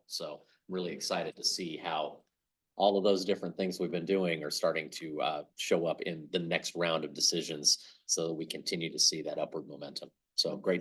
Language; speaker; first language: English; native; English